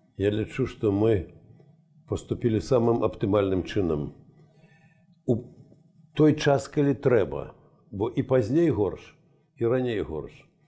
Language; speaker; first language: Belarusian; native; Belarusian